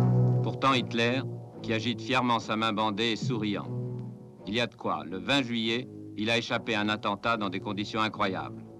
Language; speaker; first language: French; native; French